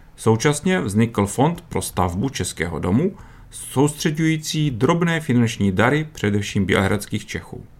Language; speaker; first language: Czech; early bilingual, heritage; Czech